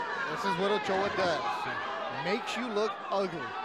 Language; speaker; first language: English; early bilingual, other home language; Spanish